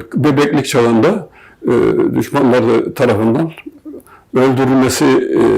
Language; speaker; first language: Turkish; native; Turkish